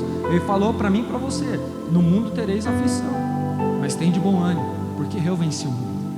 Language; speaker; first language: Portuguese; native; Portuguese